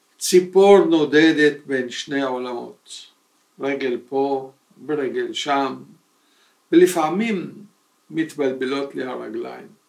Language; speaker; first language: Hebrew; early bilingual, other home language; Arabic